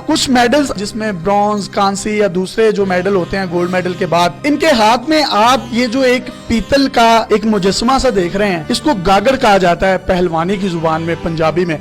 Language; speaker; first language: Urdu; non-native, local second language; Punjabi